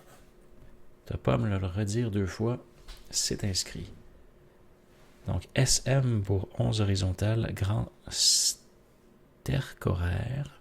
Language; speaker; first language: French; native; French